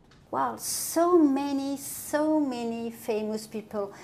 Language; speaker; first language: English; non-native, fluent; French